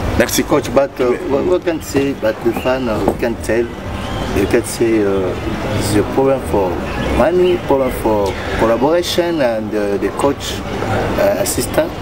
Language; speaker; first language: English; non-native, learner; French